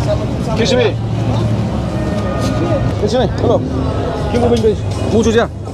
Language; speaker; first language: Chinese; non-native, learner; Vietnamese